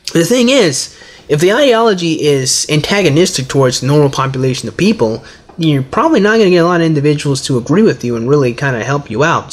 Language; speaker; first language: English; native; English